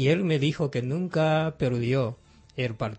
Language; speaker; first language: Spanish; non-native, fluent; Japanese